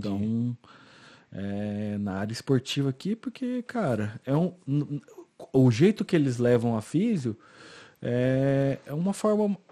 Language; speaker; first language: Portuguese; native; Portuguese